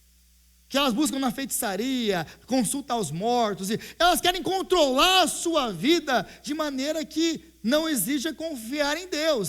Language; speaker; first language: Portuguese; native; Portuguese